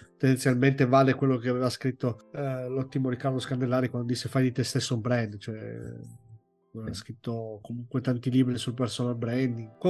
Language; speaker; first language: Italian; native; Italian